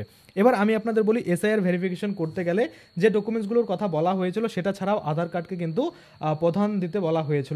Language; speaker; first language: Bangla; native; Bangla